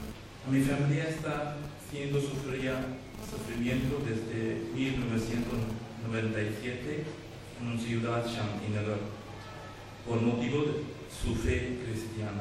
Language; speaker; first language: Spanish; non-native, learner; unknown